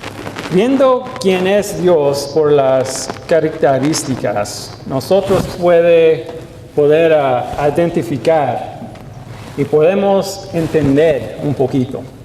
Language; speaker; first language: Spanish; non-native, learner; English